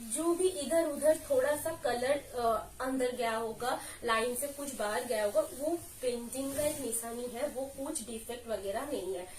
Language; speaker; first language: Hindi; non-native, local second language; Bangla